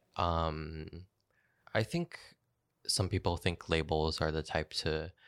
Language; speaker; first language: English; native; English